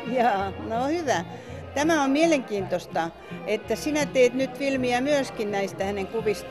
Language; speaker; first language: Finnish; non-native, fluent; Estonian